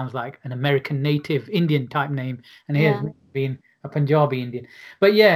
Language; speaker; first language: English; native; English